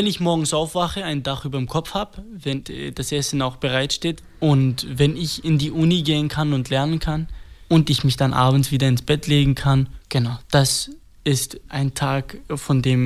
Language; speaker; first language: German; non-native, fluent; Kurdish